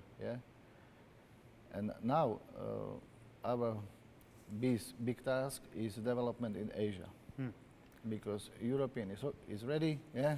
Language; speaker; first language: English; non-native, learner; Slovak